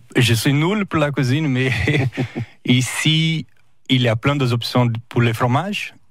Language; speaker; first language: French; non-native, fluent; Portuguese